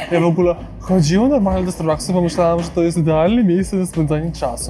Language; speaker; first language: Polish; non-native, fluent; Russian